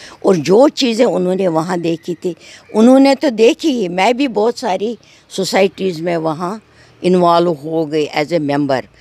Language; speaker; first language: Urdu; non-native, local second language; Kashmiri